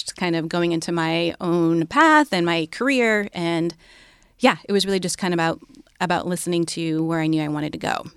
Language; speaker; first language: English; native; English